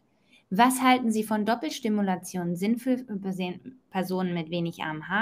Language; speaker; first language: German; native; German